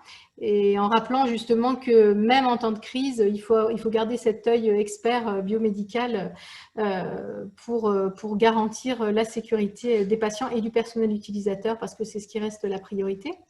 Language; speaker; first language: French; native; French